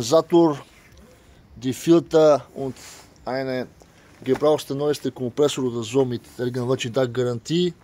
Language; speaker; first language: German; non-native, fluent; Bulgarian